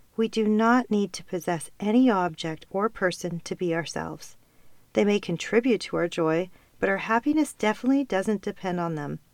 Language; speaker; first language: English; native; English